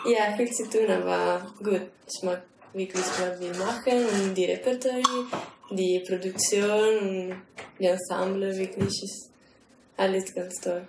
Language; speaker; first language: German; non-native, learner; Italian